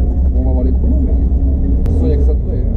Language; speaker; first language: French; native; French